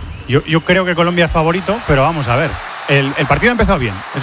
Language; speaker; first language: Spanish; native; Spanish